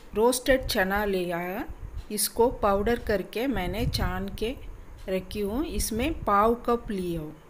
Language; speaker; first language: Hindi; non-native, local second language; Tamil